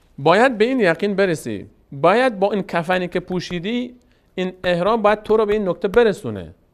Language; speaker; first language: Persian; native; Persian